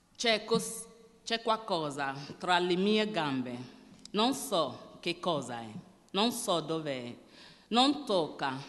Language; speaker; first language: Italian; non-native, learner; Yoruba